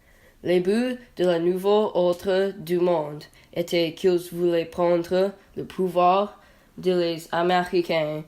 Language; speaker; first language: French; non-native, learner; English